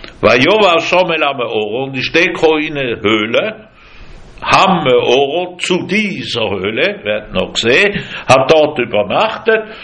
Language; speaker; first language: German; native; German